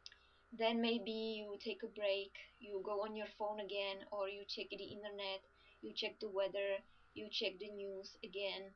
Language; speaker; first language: English; non-native, fluent; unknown